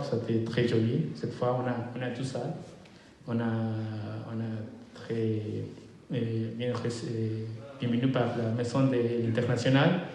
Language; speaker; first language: French; non-native, fluent; Spanish